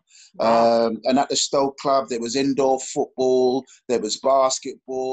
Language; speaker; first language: English; native; English